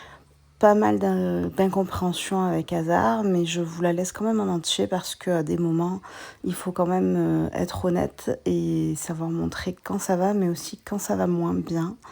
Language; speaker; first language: French; native; French